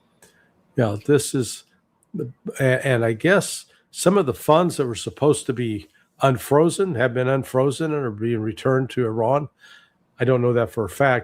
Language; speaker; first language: English; native; English